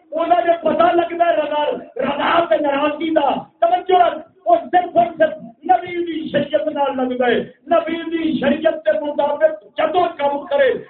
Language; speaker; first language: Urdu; non-native, local second language; Punjabi